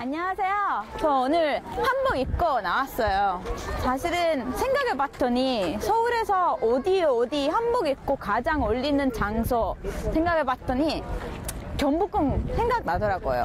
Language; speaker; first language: Korean; non-native, learner; Uzbek